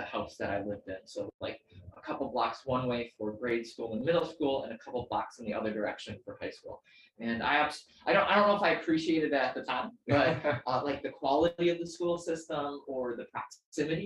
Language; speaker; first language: English; native; English